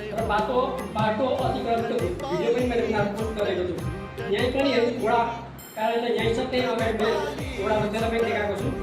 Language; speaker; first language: Nepali; native; Nepali